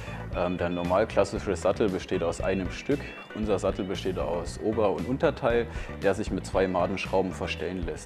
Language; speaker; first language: German; native; German